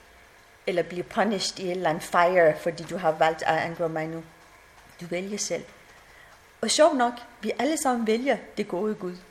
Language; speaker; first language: Danish; non-native, fluent; Persian